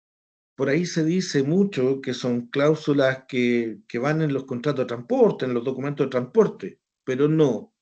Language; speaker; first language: Spanish; native; Spanish